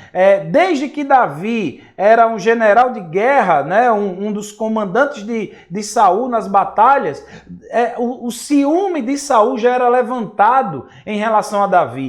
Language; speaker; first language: Portuguese; native; Portuguese